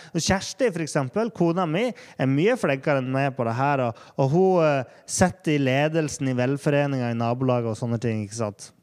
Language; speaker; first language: Norwegian; native; Norwegian